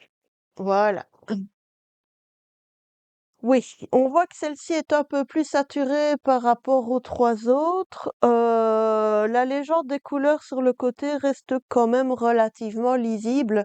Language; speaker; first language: French; native; French